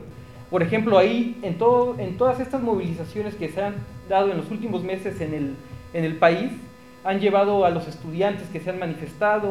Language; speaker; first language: Spanish; native; Spanish